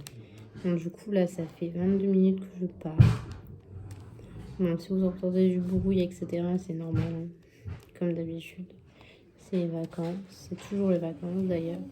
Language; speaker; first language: French; native; French